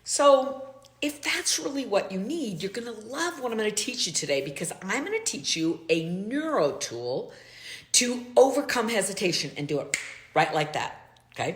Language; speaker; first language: English; native; English